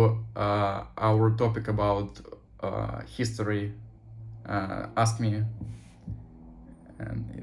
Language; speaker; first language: English; non-native, learner; Russian